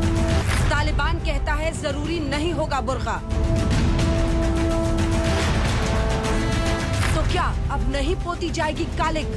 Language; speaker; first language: Hindi; native; Hindi